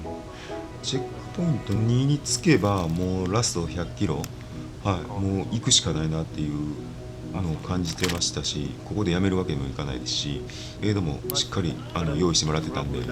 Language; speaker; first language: Japanese; native; Japanese